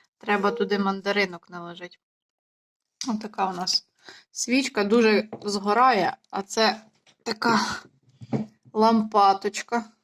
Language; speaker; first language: Ukrainian; non-native, local second language; Russian